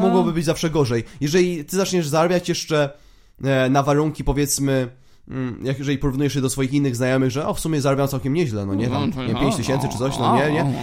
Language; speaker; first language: Polish; native; Polish